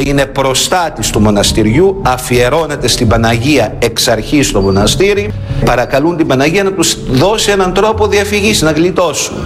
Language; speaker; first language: Greek; native; Greek